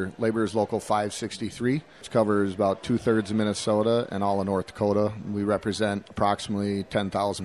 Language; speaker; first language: English; native; English